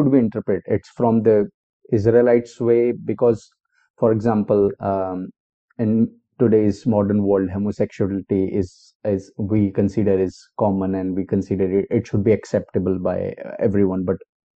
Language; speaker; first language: English; non-native, local second language; Hindi